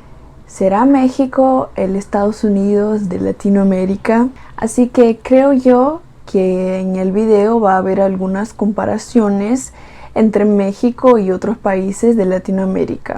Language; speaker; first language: Spanish; non-native, fluent; Portuguese